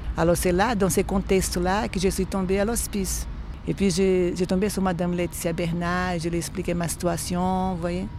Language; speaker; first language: French; non-native, fluent; Portuguese